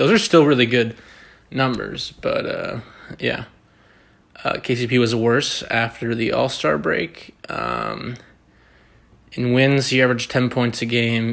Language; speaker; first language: English; native; English